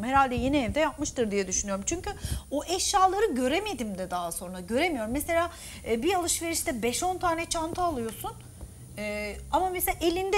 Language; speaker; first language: Turkish; native; Turkish